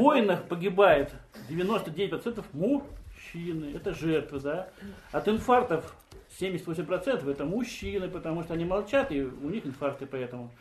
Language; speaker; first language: Russian; native; Russian